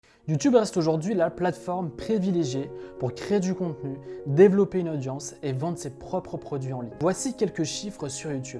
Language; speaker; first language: French; native; French